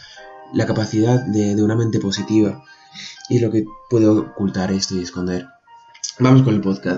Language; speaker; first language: Spanish; native; Spanish